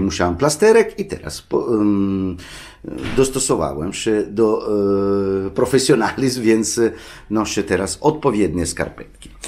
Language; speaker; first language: Polish; non-native, learner; Italian